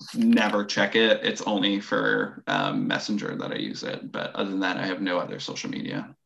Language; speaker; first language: English; non-native, fluent; French